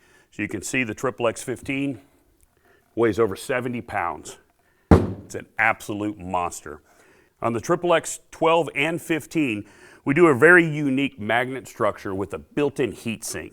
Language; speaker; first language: English; native; English